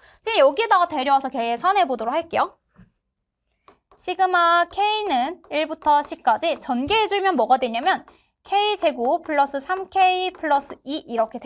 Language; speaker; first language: Korean; native; Korean